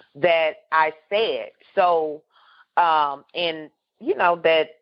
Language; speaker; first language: English; native; English